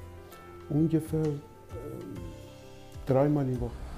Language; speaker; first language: German; non-native, learner; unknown